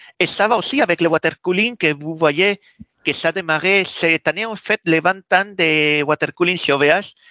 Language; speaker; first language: French; non-native, fluent; Spanish